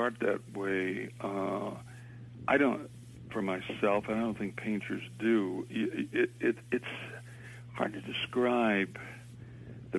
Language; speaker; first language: English; native; English